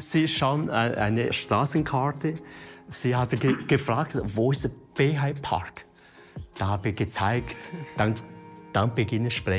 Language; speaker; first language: German; non-native, learner; Chinese